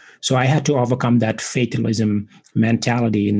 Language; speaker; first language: English; non-native, fluent; Wolof